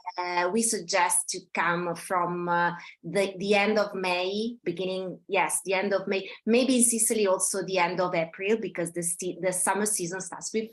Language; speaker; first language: English; non-native, fluent; Italian